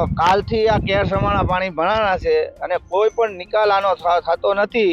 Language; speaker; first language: Gujarati; native; Gujarati